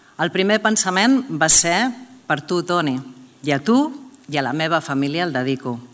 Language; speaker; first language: Catalan; native; Catalan